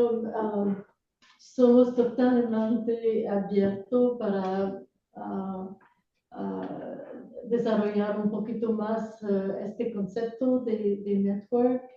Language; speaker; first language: Spanish; non-native, learner; French